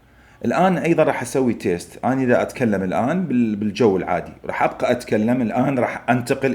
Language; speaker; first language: Arabic; native; Arabic